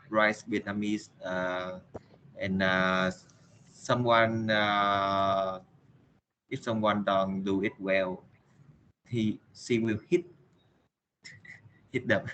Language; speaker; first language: English; non-native, learner; Vietnamese